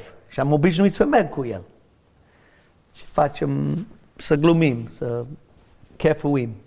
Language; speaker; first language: Romanian; non-native, fluent; English